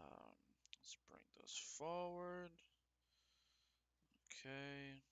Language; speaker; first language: English; native; English